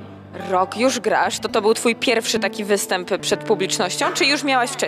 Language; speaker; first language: Polish; native; Polish